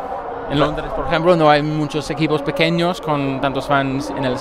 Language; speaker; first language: Spanish; non-native, fluent; English